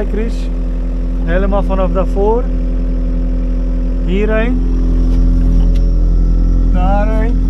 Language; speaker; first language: Dutch; native; Dutch